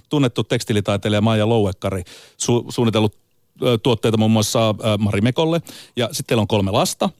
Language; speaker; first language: Finnish; native; Finnish